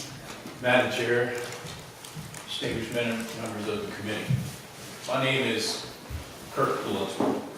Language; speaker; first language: English; native; English